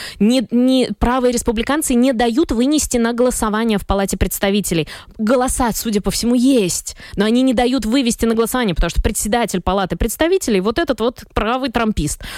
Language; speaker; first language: Russian; native; Russian